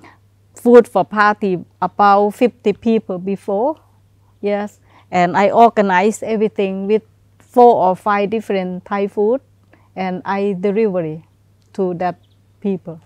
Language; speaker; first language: English; non-native, learner; Thai